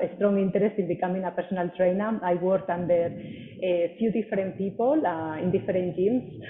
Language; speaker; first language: English; non-native, fluent; Spanish